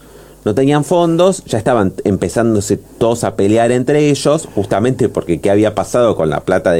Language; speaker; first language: Spanish; native; Spanish